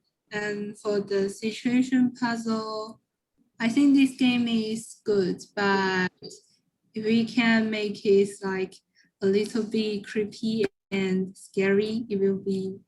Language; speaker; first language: English; non-native, learner; Chinese